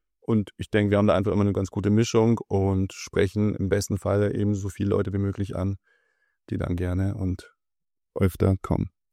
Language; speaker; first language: German; early bilingual, other home language; Russian